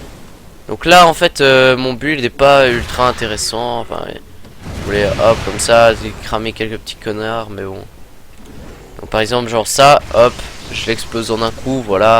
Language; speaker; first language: French; native; French